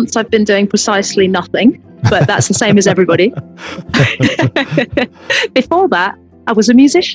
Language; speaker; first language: English; native; English